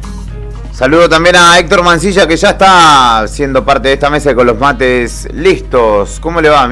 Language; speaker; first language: Spanish; native; Spanish